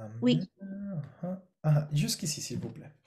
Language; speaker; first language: French; non-native, fluent; Spanish